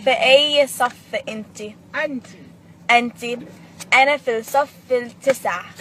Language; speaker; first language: Arabic; non-native, learner; English